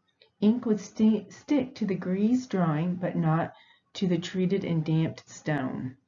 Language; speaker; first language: English; native; English